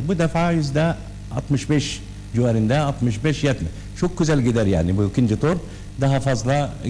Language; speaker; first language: Turkish; non-native, learner; Arabic